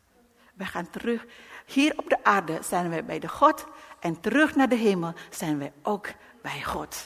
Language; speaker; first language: Dutch; non-native, learner; Indonesian